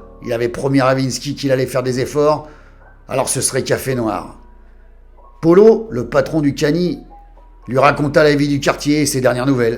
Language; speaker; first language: French; native; French